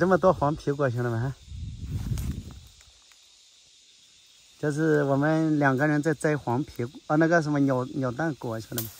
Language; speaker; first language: Chinese; native; Chinese